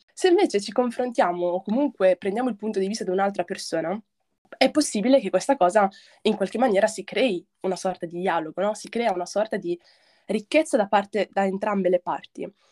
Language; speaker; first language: Italian; early bilingual, other home language; Arabic